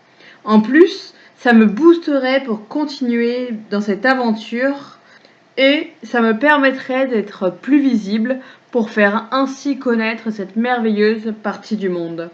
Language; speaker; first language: French; native; French